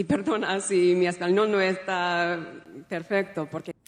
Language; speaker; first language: Spanish; non-native, fluent; English